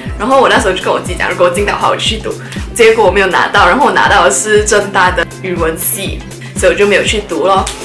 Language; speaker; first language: Chinese; native; Chinese